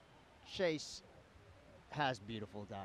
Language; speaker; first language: English; native; English